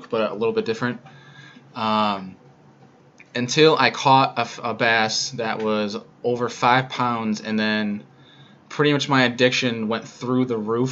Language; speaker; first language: English; native; English